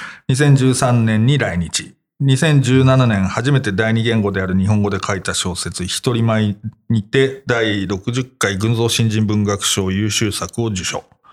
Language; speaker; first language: Japanese; native; Japanese